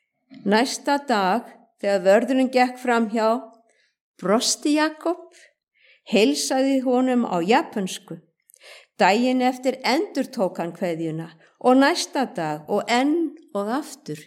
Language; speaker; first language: Icelandic; native; Icelandic